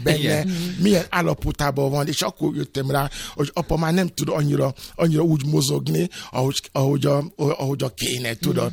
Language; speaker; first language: Hungarian; non-native, fluent; Yoruba